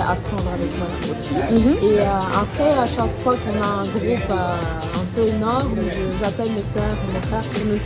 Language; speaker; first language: French; non-native, local second language; Arabic